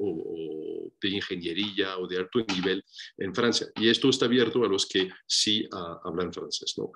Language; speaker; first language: Spanish; non-native, fluent; French